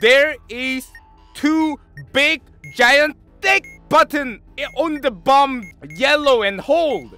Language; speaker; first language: English; non-native, learner; Korean